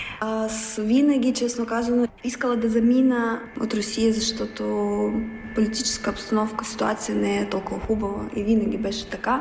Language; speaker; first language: Bulgarian; non-native, learner; Russian